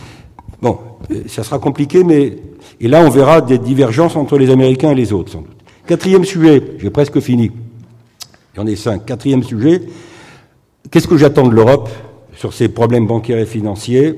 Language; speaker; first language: French; native; French